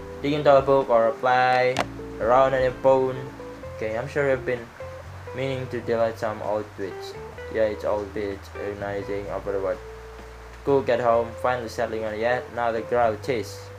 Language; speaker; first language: English; non-native, learner; Indonesian